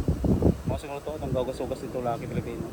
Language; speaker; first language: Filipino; non-native, local second language; Cebuano